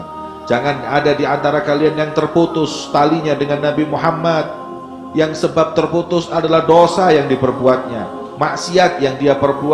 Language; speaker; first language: Indonesian; native; Indonesian